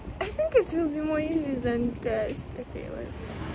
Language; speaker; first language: English; non-native, learner; Russian